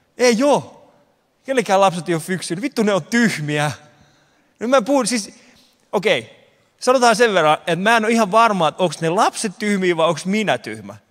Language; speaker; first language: Finnish; early bilingual, other home language; Persian